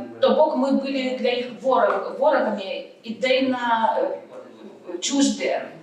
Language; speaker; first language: Belarusian; non-native, local second language; Russian